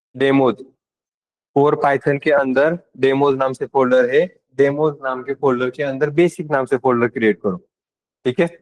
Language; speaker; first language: Hindi; non-native, local second language; Marathi